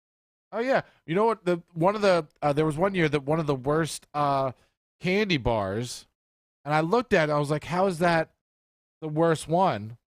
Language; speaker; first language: English; native; English